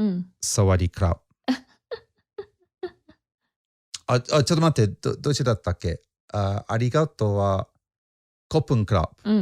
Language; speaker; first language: Japanese; non-native, fluent; English